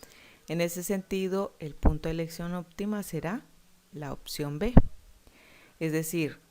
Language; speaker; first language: Spanish; native; Spanish